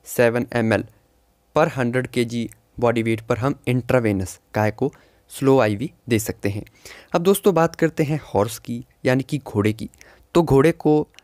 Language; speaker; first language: Hindi; native; Hindi